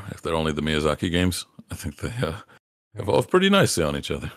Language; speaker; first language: English; native; English